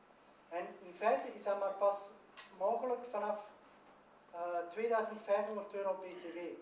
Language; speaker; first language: Dutch; native; Dutch